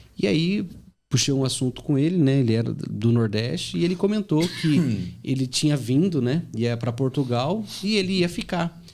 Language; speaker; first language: Portuguese; native; Portuguese